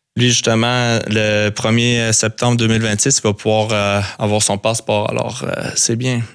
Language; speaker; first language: French; native; French